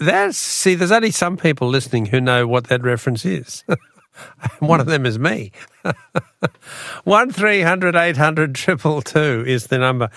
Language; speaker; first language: English; native; English